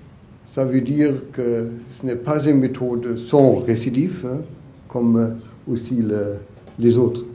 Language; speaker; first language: French; non-native, learner; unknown